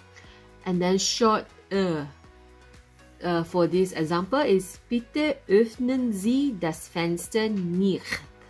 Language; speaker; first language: German; non-native, learner; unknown